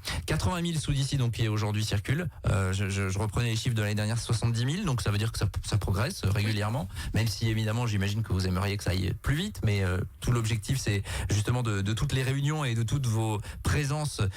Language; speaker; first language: French; native; French